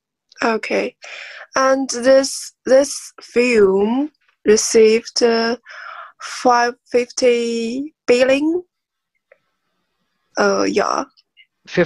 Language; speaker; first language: English; non-native, learner; Chinese